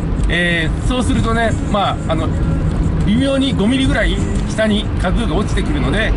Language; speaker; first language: Japanese; native; Japanese